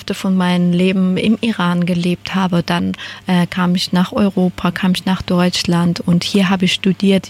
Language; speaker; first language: German; non-native, fluent; Persian